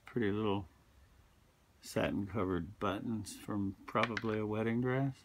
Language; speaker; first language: English; native; English